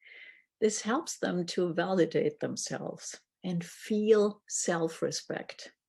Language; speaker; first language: English; non-native, fluent; German